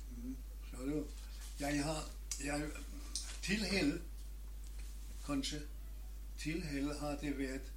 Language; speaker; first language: Danish; non-native, learner; German